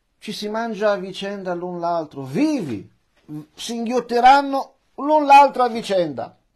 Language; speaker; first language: Italian; early bilingual, other home language; Persian